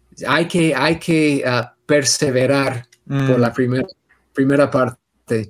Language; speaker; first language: Spanish; non-native, fluent; English